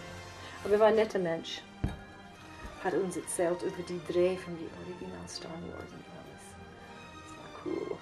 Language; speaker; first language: German; non-native, fluent; English